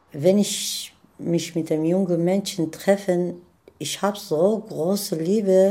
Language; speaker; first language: German; non-native, learner; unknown